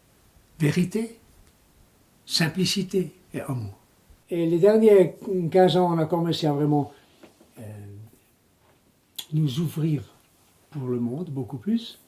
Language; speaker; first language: French; non-native, local second language; German